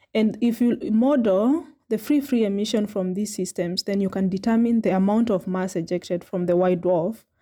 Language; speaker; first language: English; non-native, local second language; Kamba